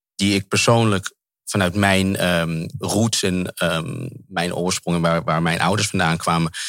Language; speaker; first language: Dutch; native; Dutch